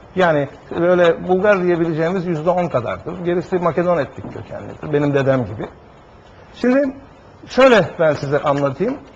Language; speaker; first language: Turkish; native; Turkish